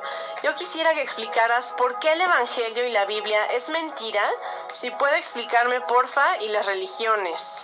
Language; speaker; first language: Spanish; native; Spanish